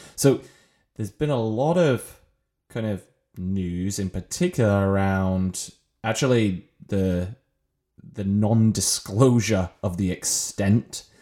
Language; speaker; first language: English; native; English